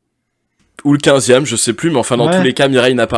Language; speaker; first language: French; native; French